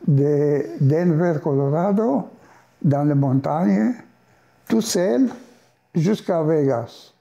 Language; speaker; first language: French; non-native, fluent; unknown